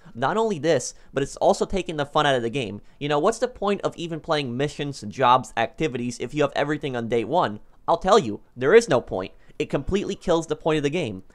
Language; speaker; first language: English; native; English